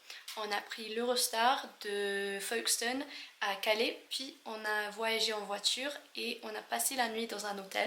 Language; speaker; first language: French; non-native, fluent; English